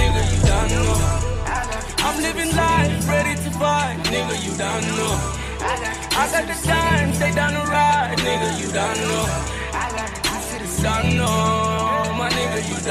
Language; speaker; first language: English; native; English